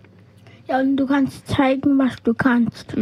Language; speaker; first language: German; non-native, learner; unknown